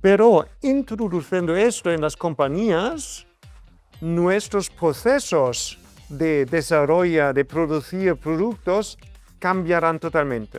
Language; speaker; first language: Spanish; non-native, fluent; German